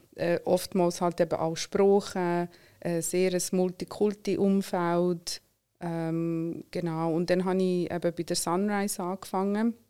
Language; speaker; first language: German; early bilingual, other home language; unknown